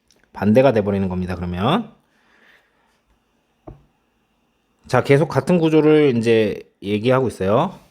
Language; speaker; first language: Korean; native; Korean